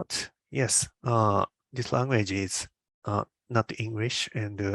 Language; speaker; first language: English; non-native, learner; Japanese